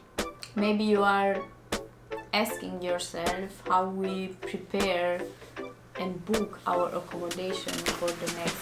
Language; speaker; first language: English; non-native, learner; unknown